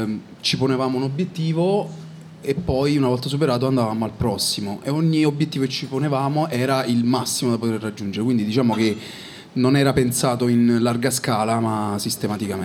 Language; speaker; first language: Italian; native; Italian